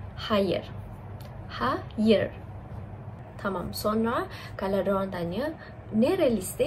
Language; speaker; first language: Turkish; non-native, fluent; Malay